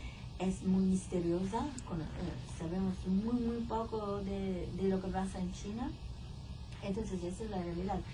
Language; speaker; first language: Spanish; non-native, fluent; Italian